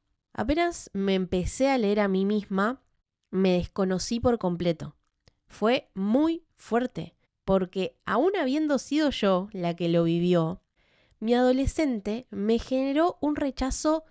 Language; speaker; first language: Spanish; native; Spanish